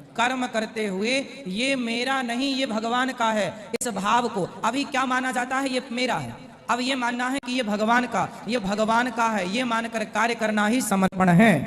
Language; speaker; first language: Hindi; native; Hindi